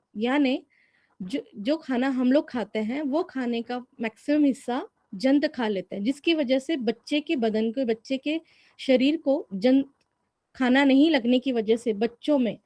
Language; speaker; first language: Hindi; non-native, local second language; Marathi